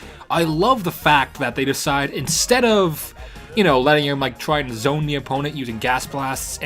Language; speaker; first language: English; native; English